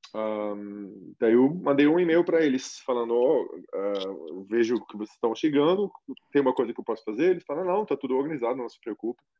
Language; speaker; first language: Portuguese; non-native, fluent; German